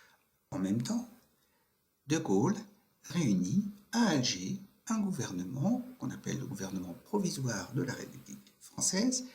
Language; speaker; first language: French; native; French